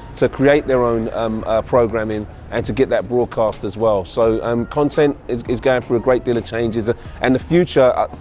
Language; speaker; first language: English; native; English